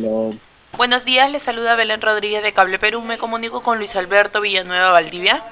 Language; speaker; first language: Spanish; native; Spanish